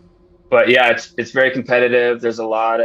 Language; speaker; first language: English; native; English